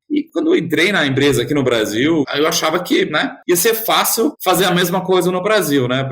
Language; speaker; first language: Portuguese; non-native, fluent; German